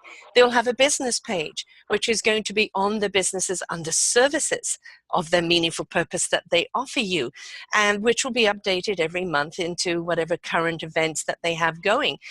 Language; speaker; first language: English; native; English